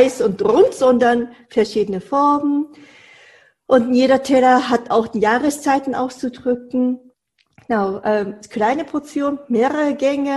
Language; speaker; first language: German; non-native, fluent; Japanese